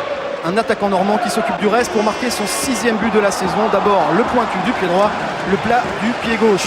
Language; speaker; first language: French; native; French